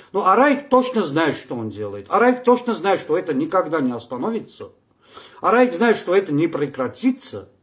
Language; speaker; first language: Russian; non-native, local second language; Armenian